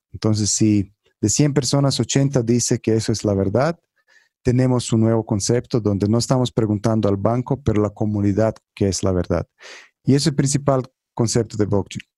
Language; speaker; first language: Spanish; non-native, fluent; Croatian